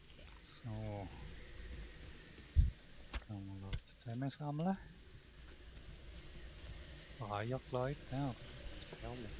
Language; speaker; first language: German; native; German